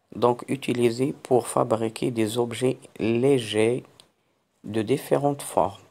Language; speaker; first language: French; non-native, local second language; Arabic